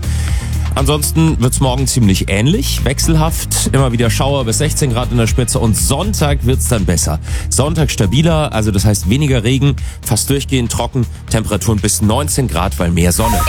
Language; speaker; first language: German; native; German